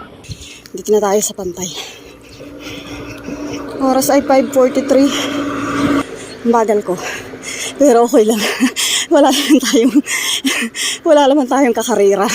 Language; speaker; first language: Filipino; native; Filipino